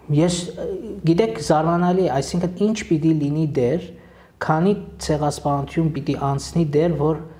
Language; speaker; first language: Armenian; early bilingual, heritage; Armenian